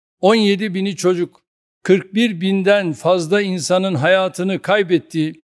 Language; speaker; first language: Turkish; native; Turkish